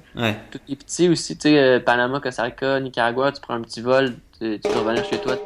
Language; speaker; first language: French; native; French